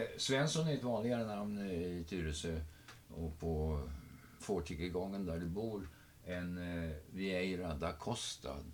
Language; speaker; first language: Swedish; native; Swedish